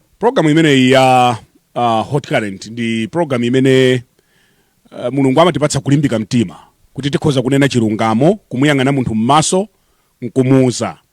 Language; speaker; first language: Nyanja; native; Nyanja